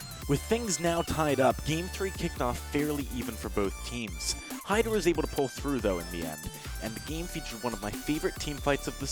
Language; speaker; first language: English; native; English